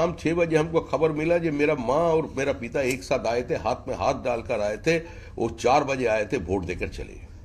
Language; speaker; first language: Hindi; non-native, local second language; Bangla